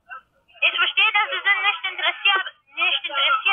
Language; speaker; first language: German; non-native, learner; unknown